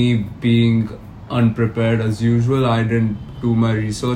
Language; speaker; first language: English; non-native, local second language; Hindi